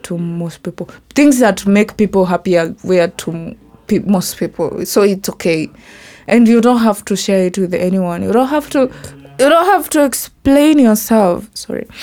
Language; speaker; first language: English; non-native, local second language; Meru